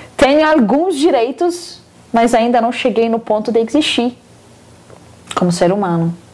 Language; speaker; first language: Portuguese; non-native, fluent; Arabic